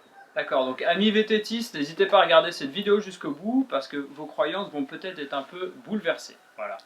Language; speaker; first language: French; native; French